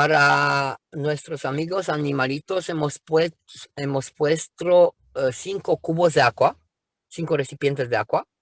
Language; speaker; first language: Spanish; non-native, fluent; Romanian